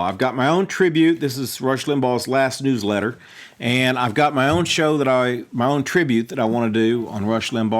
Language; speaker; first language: English; native; English